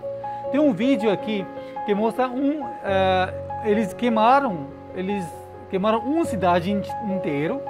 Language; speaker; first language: Portuguese; non-native, learner; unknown